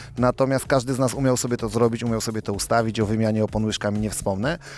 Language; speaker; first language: Polish; native; Polish